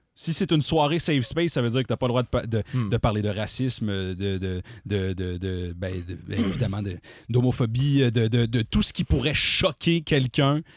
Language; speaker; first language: French; native; French